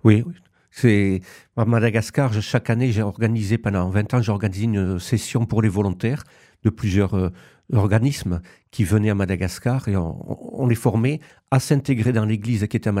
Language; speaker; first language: French; native; French